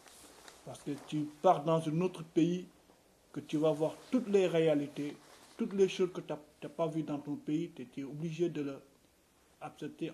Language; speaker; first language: French; non-native, local second language; Wolof